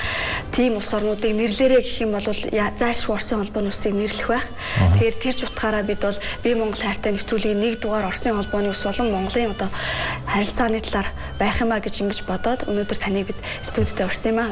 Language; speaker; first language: Mongolian; native; Mongolian